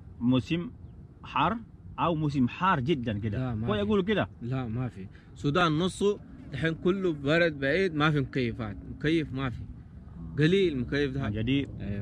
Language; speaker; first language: Arabic; non-native, learner; Indonesian